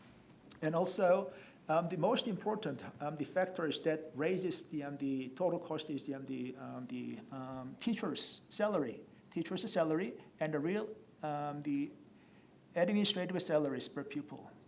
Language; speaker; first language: English; non-native, fluent; Korean